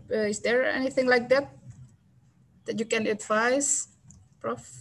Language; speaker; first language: English; non-native, fluent; Indonesian